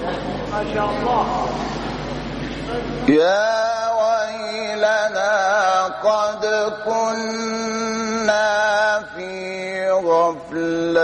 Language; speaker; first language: Arabic; native; Arabic